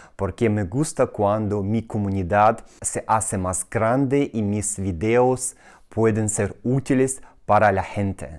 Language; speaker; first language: Spanish; non-native, fluent; Russian